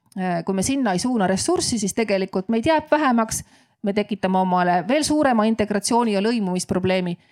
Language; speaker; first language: Estonian; native; Estonian